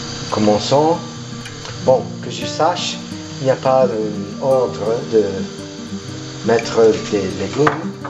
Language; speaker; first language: French; non-native, learner; English